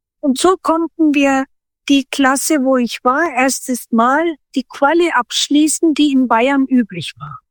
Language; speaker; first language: German; early bilingual, other home language; Turkish